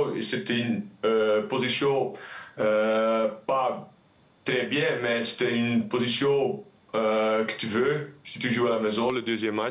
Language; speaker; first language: French; non-native, local second language; Dutch